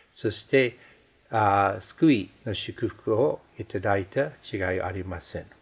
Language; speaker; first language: Japanese; non-native, fluent; English